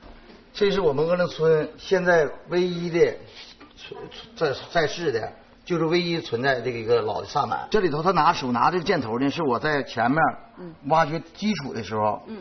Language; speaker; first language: Chinese; native; Chinese